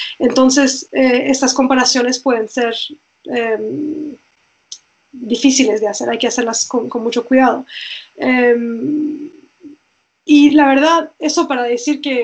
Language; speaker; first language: Spanish; non-native, fluent; Turkish